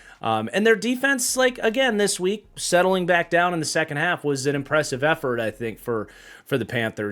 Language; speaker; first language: English; native; English